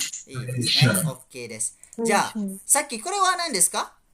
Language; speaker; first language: Japanese; non-native, fluent; Malay